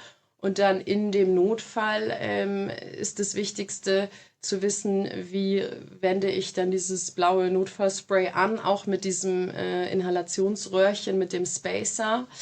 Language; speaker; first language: German; native; German